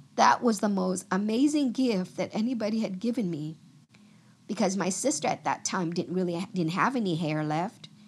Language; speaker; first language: English; early bilingual, other home language; Vietnamese